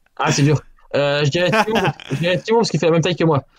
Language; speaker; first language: French; native; French